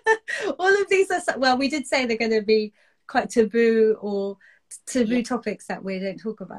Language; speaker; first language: English; native; English